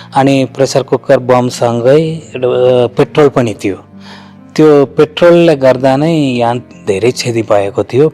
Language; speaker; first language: Nepali; non-native, fluent; Malayalam